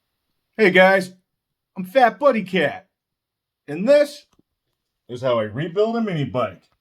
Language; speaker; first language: English; native; English